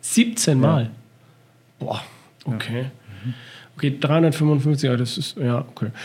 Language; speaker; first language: German; native; German